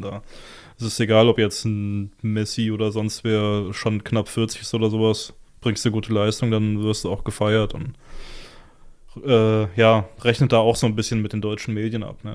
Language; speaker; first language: German; native; German